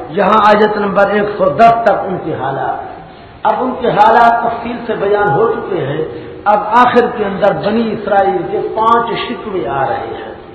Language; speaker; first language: Urdu; non-native, local second language; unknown